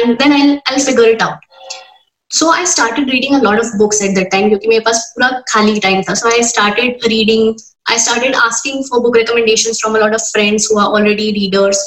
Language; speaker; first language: English; non-native, local second language; Hindi